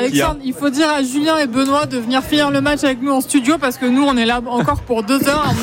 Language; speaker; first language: French; native; French